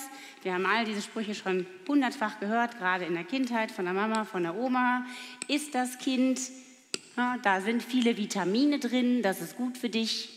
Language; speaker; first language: German; native; German